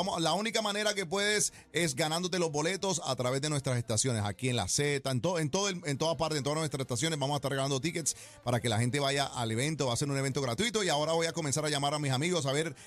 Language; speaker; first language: Spanish; early bilingual, heritage; Spanish